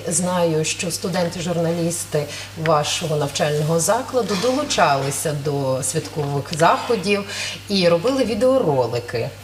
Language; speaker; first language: Ukrainian; native; Ukrainian